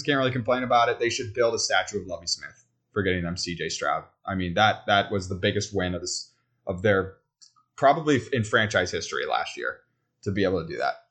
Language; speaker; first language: English; native; English